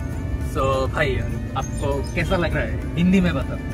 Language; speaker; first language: Hindi; non-native, learner; Bangla